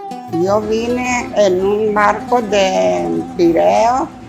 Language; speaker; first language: Spanish; non-native, fluent; Greek